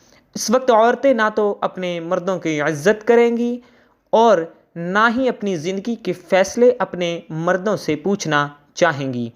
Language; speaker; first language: Urdu; native; Urdu